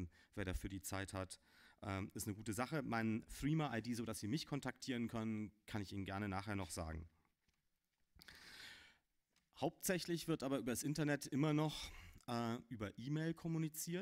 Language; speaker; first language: German; native; German